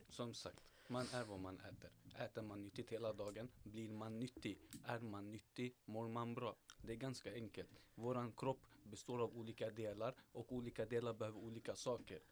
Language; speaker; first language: Swedish; early bilingual, other home language; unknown